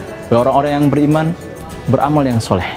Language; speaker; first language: Indonesian; native; Indonesian